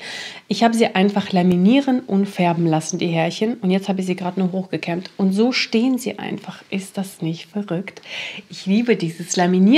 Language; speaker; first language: German; native; German